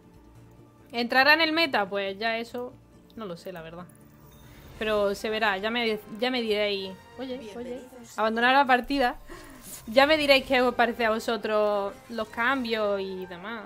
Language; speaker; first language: Spanish; native; Spanish